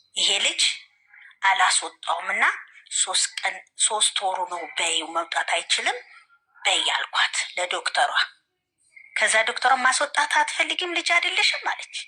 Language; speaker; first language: Amharic; native; Amharic